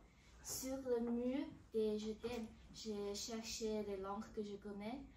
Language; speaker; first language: French; non-native, learner; Chinese